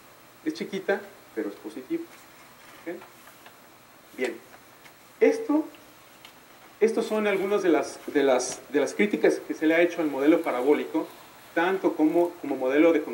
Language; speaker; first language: Spanish; native; Spanish